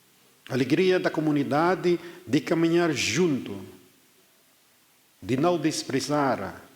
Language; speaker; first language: Portuguese; non-native, fluent; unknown